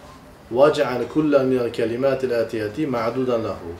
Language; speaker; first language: Arabic; non-native, fluent; Uzbek